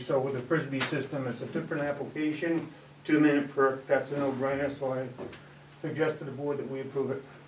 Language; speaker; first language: English; native; English